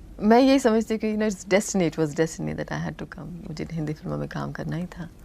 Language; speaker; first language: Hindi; non-native, local second language; Tamil